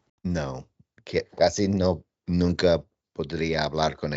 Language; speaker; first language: Spanish; non-native, learner; English